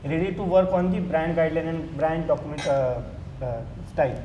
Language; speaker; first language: Hindi; non-native, local second language; Marathi